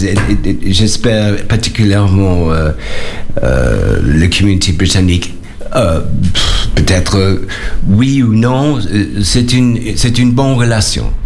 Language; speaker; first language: French; non-native, learner; English